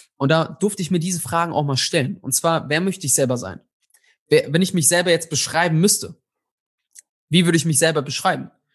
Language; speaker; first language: German; early bilingual, other home language; Tigrinya